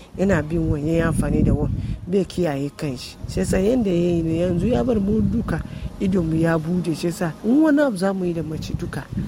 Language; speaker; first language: Hausa; non-native, local second language; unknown